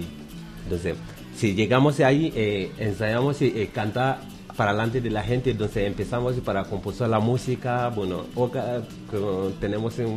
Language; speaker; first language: Spanish; non-native, learner; Bambara